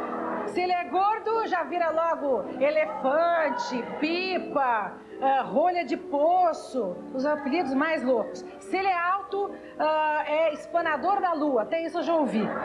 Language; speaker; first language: Portuguese; native; Portuguese